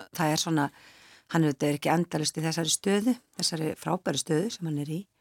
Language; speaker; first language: Icelandic; native; Icelandic